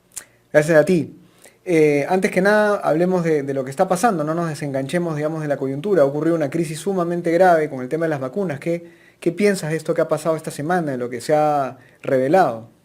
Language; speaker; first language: Spanish; native; Spanish